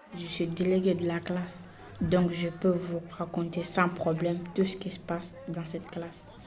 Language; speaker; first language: French; non-native, learner; Bambara